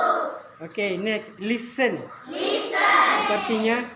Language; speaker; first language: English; non-native, learner; Indonesian